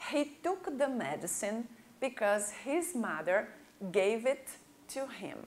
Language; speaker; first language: English; non-native, fluent; Portuguese